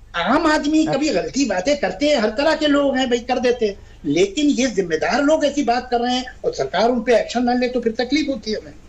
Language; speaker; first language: Hindi; native; Hindi